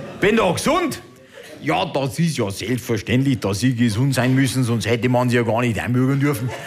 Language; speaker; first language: German; early bilingual, other home language; Turkish